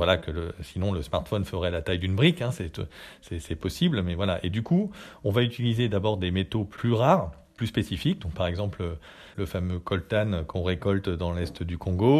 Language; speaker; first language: French; native; French